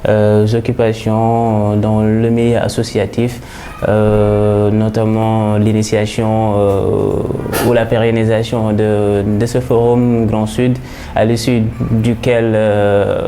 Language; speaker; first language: French; non-native, local second language; Wolof